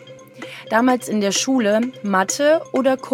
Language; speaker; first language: German; native; German